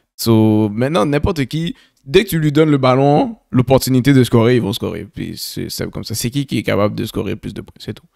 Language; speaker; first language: French; native; French